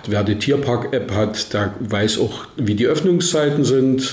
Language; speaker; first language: German; native; German